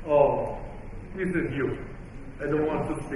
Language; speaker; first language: English; non-native, fluent; Italian